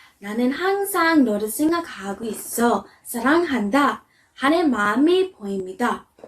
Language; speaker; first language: Korean; non-native, fluent; English